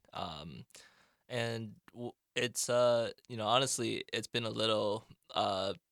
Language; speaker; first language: English; non-native, fluent; Chinese